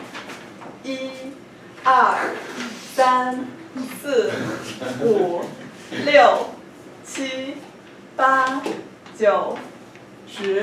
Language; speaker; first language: Chinese; non-native, fluent; English